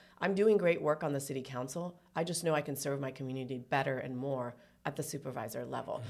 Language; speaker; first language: English; early bilingual, other home language; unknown